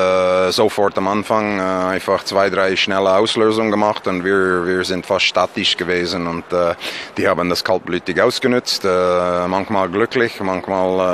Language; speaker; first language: German; non-native, fluent; English